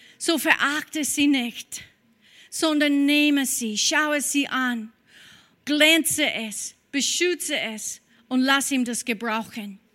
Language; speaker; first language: German; non-native, fluent; English